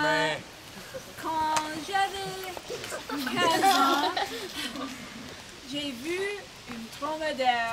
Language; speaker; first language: French; non-native, learner; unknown